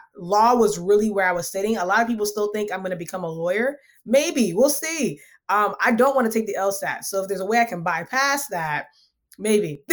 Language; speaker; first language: English; early bilingual, other home language; Akan